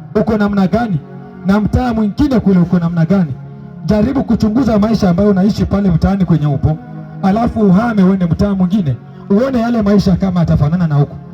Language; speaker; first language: Swahili; native; Swahili